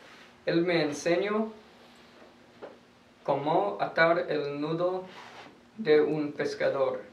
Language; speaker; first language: Spanish; non-native, learner; English